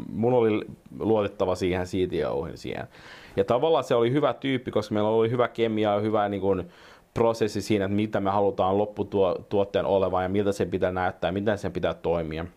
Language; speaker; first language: Finnish; non-native, local second language; Swedish